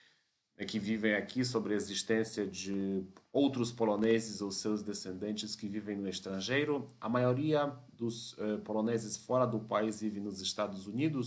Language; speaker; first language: Portuguese; non-native, fluent; Polish